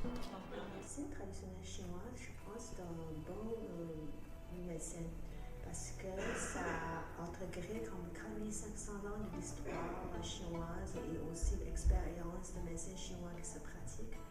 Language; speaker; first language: French; non-native, fluent; Chinese